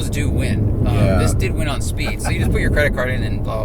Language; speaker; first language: English; native; English